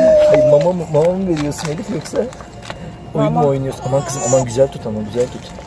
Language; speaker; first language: Turkish; native; Turkish